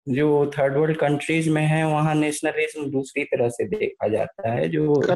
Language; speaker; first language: Hindi; native; Hindi